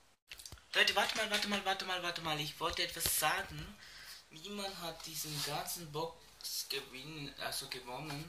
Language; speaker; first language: German; early bilingual, other home language; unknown